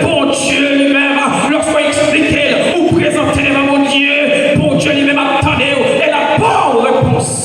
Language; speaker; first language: French; non-native, local second language; Haitian Creole